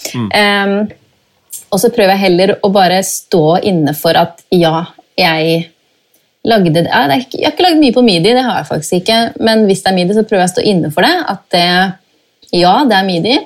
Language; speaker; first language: Norwegian; native; Norwegian